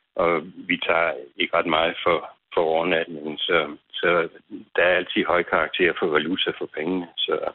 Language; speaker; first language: Danish; native; Danish